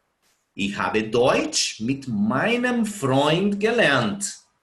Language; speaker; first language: German; non-native, fluent; Portuguese